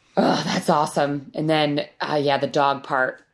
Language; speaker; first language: English; native; English